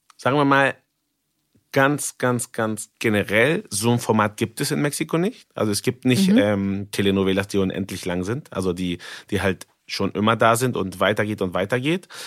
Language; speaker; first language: German; non-native, fluent; Spanish